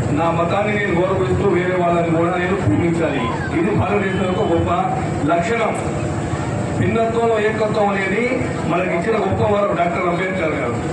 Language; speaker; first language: Urdu; native; Urdu